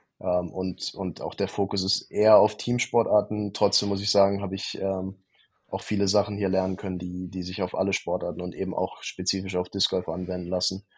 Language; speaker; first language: German; native; German